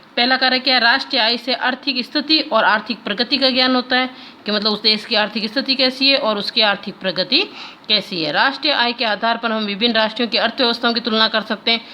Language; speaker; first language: Hindi; native; Hindi